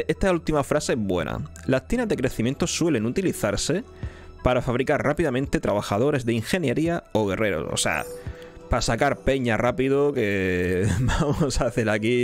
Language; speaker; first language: Spanish; native; Spanish